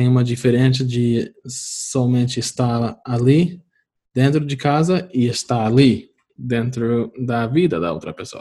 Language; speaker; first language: Portuguese; non-native, fluent; English